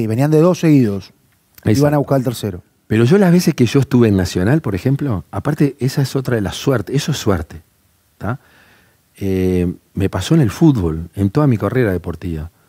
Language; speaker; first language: Spanish; native; Spanish